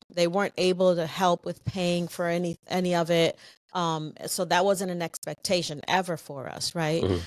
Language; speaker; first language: English; native; English